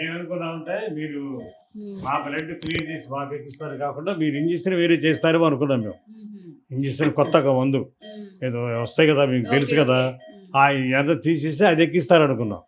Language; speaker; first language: Telugu; native; Telugu